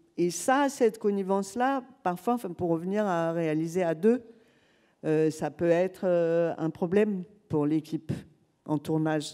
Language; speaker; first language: French; native; French